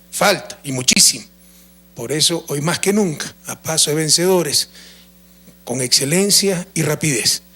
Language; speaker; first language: Spanish; native; Spanish